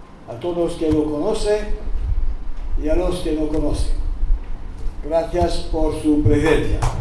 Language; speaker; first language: Spanish; non-native, learner; French